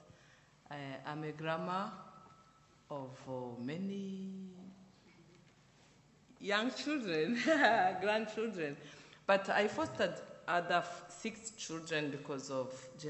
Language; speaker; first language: English; non-native, local second language; Kinyarwanda